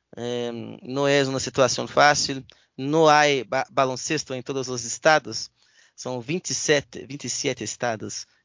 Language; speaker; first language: Spanish; non-native, learner; Portuguese